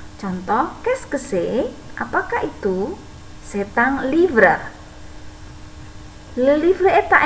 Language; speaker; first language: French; non-native, fluent; Indonesian